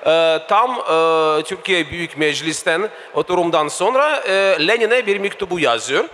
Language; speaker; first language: Turkish; non-native, fluent; Russian